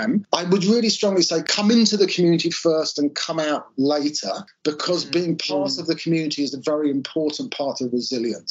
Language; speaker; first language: English; native; English